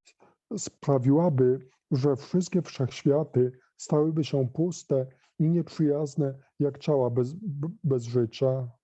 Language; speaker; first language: Polish; native; Polish